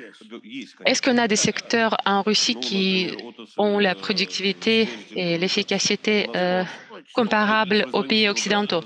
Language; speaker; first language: French; non-native, fluent; Russian